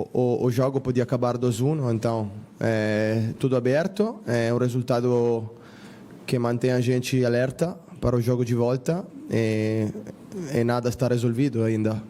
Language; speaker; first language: Portuguese; non-native, fluent; Spanish